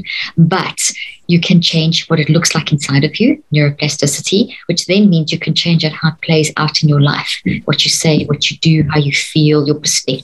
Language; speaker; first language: English; native; English